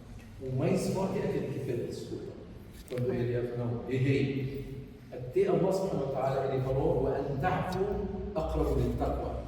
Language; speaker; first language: Portuguese; non-native, fluent; Arabic